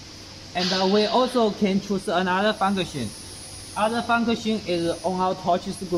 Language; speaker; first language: English; non-native, learner; Chinese